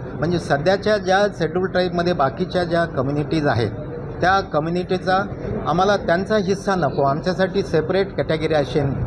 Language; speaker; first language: Marathi; non-native, local second language; Lambadi